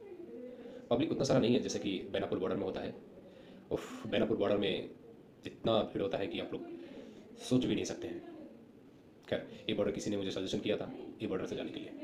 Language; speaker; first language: Hindi; non-native, local second language; Bangla